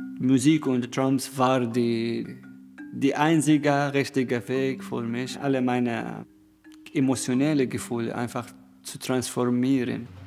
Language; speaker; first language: German; non-native, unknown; Arabic